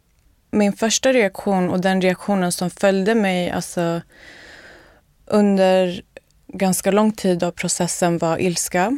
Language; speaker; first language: Swedish; early bilingual, other home language; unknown